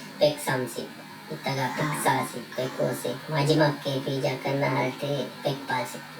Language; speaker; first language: Korean; non-native, learner; Sinhala